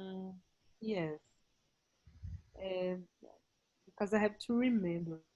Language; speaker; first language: English; non-native, learner; Portuguese